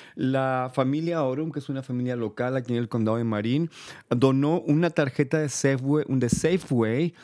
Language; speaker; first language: Spanish; native; Spanish